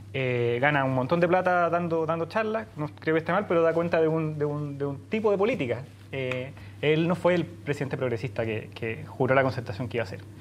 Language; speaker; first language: Spanish; native; Spanish